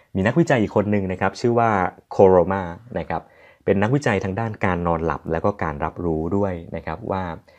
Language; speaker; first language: Thai; native; Thai